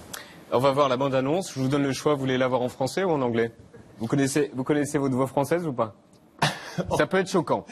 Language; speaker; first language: French; native; French